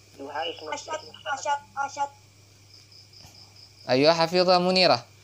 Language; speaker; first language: Arabic; non-native, fluent; Indonesian